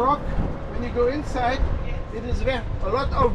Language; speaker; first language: English; non-native, fluent; Portuguese